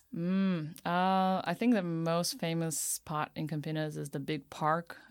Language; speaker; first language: English; non-native, fluent; Portuguese